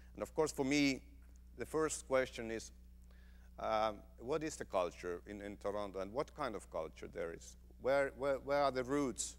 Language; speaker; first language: English; non-native, fluent; Finnish